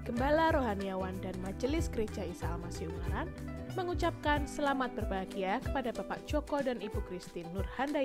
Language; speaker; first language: Indonesian; native; Indonesian